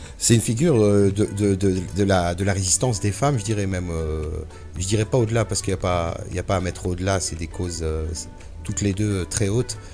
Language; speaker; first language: French; early bilingual, other home language; Arabic